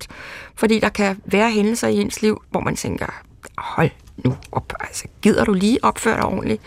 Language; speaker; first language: Danish; native; Danish